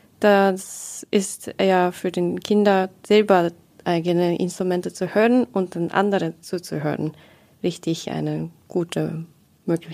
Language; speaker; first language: German; non-native, learner; Japanese